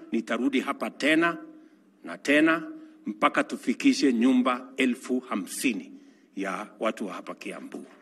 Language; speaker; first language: Swahili; non-native, local second language; Kalenjin